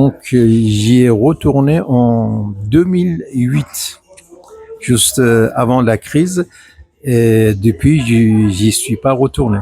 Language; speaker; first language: French; non-native, fluent; Persian